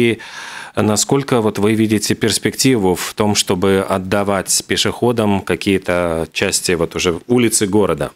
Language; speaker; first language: Russian; native; Russian